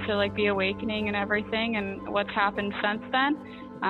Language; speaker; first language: English; native; English